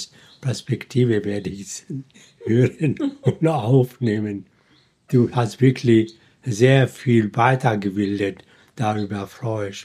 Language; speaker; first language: German; non-native, fluent; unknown